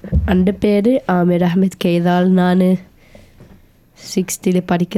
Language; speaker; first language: Malayalam; early bilingual, heritage; Malayalam